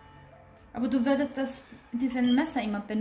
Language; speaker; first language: German; non-native, learner; Korean